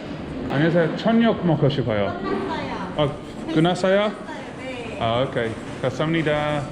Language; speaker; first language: Korean; non-native, learner; English